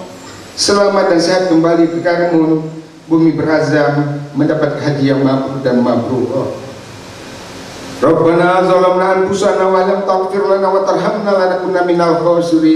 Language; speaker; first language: Indonesian; native; Indonesian